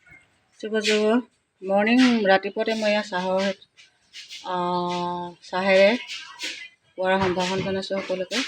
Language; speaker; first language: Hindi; non-native, local second language; Assamese